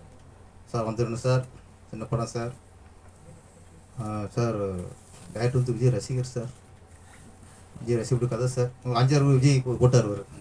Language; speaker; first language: Tamil; native; Tamil